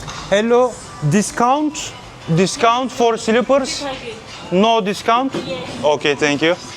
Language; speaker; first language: English; non-native, learner; Turkish